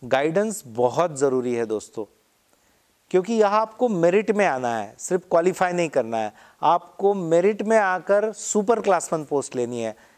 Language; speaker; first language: Hindi; non-native, local second language; Marathi